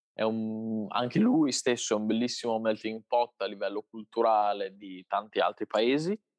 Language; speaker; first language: Italian; native; Italian